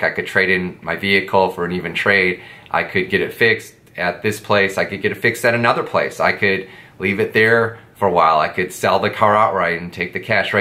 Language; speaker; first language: English; native; English